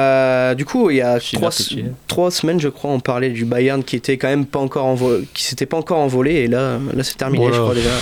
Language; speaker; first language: French; native; French